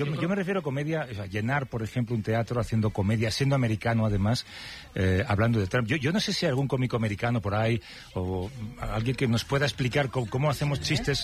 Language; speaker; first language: Spanish; native; Spanish